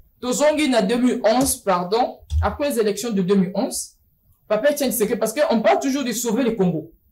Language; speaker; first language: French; non-native, local second language; Lingala